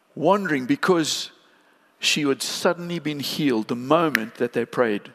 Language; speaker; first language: English; native; English